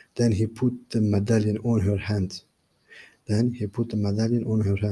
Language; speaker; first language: English; non-native, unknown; Turkish